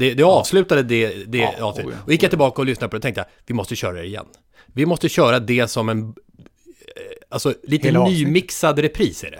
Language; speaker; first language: Swedish; native; Swedish